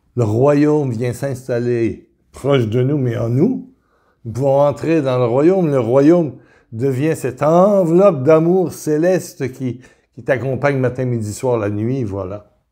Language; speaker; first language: French; native; French